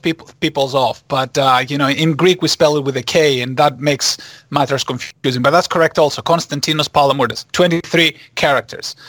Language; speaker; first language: English; non-native, fluent; Greek